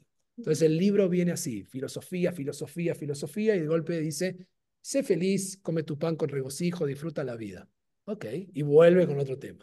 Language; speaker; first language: Spanish; native; Spanish